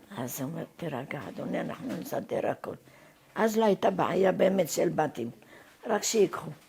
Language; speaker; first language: Hebrew; non-native, fluent; Arabic